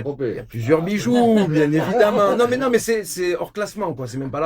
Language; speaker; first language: French; native; French